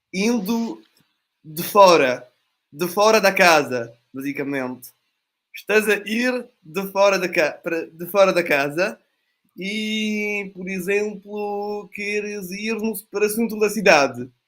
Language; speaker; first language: Portuguese; non-native, fluent; Italian